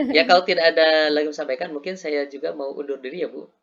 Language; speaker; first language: Indonesian; native; Indonesian